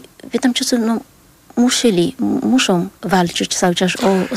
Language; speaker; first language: Polish; early bilingual, other home language; Vietnamese